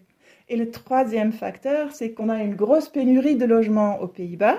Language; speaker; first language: French; non-native, fluent; Dutch